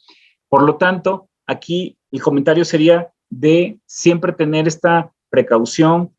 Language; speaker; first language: Spanish; native; Spanish